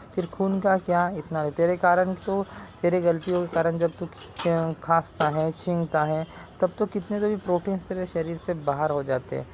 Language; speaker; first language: Hindi; non-native, local second language; Marathi